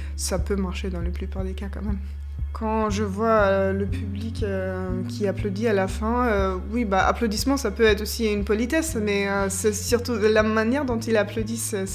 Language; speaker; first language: French; non-native, fluent; German